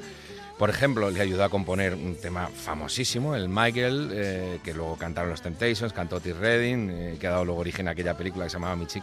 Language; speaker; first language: Spanish; native; Spanish